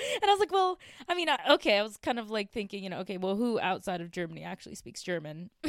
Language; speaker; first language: English; native; English